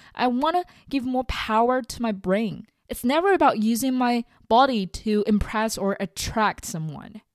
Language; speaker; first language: English; non-native, fluent; Chinese